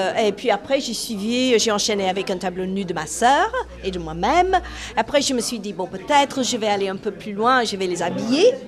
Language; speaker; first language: French; non-native, fluent; English